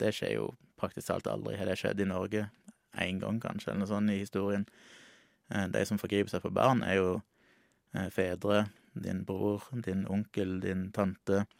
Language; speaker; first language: Norwegian; native; Norwegian